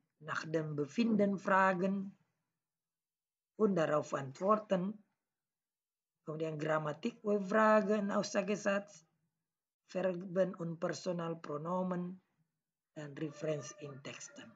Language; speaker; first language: German; non-native, learner; Indonesian